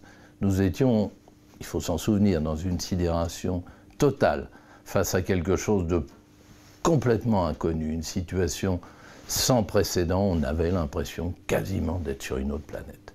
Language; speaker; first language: French; native; French